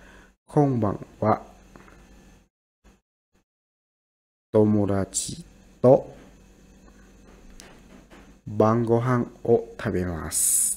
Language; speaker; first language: Japanese; non-native, fluent; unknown